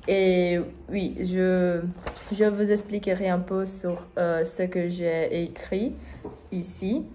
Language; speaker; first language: French; non-native, learner; Portuguese